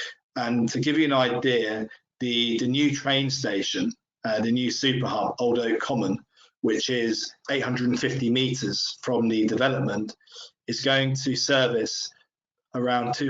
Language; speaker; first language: English; native; English